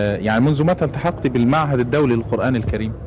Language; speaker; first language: Arabic; native; Arabic